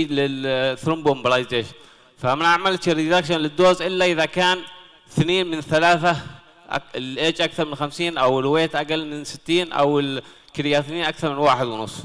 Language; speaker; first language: Arabic; native; Arabic